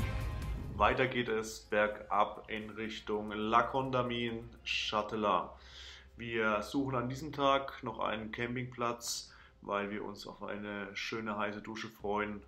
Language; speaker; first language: German; native; German